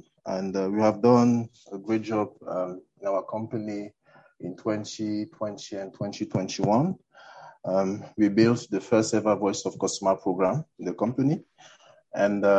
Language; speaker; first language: English; non-native, local second language; French